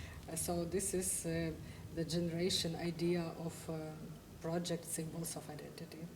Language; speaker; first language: English; non-native, fluent; Ukrainian